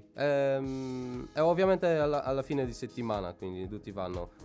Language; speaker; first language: Italian; non-native, learner; Polish